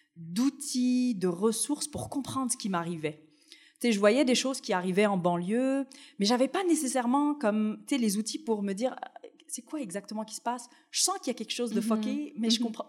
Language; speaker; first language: French; early bilingual, other home language; Arabic